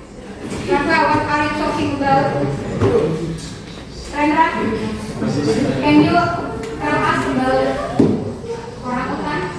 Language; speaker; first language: English; non-native, learner; Indonesian